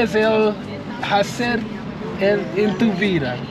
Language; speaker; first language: Spanish; non-native, learner; English